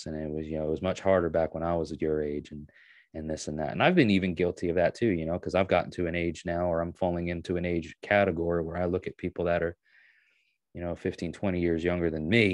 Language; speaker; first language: English; native; English